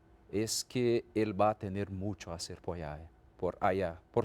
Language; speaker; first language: Spanish; non-native, fluent; Portuguese